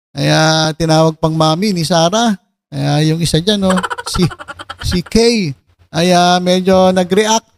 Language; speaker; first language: Filipino; native; Filipino